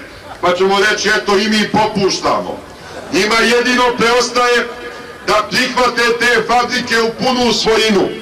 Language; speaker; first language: Bosnian; native; Bosnian